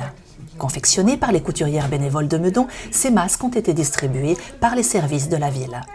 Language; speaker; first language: French; native; French